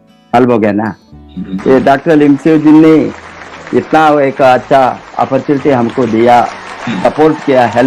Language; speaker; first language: Hindi; non-native, local second language; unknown